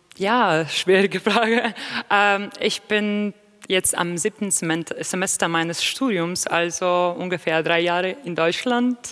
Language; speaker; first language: German; non-native, fluent; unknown